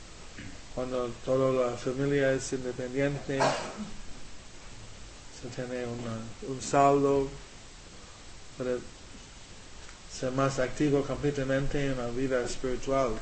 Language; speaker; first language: Spanish; non-native, learner; English